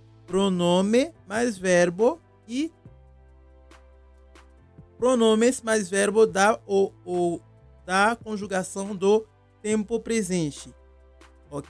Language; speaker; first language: Portuguese; non-native, local second language; Haitian Creole